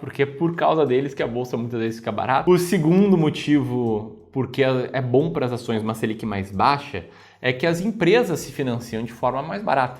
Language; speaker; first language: Portuguese; native; Portuguese